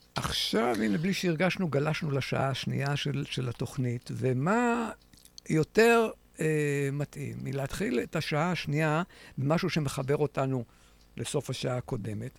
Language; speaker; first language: Hebrew; native; Hebrew